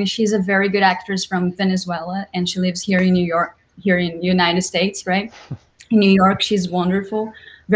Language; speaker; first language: English; non-native, fluent; Portuguese